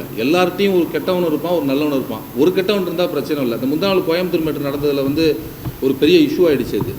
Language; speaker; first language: Tamil; native; Tamil